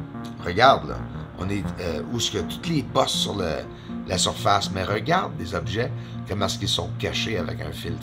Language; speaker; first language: French; native; French